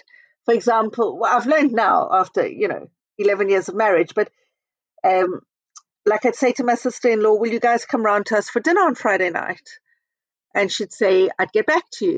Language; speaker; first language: English; native; English